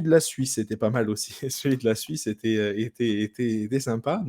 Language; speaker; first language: French; native; French